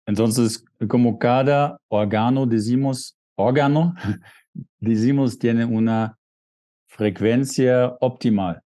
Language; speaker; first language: Spanish; non-native, fluent; German